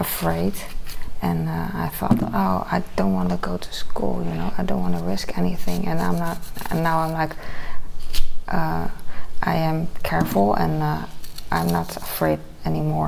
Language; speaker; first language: English; non-native, fluent; Dutch